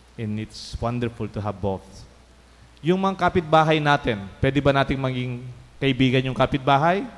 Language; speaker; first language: Filipino; non-native, local second language; Pampanga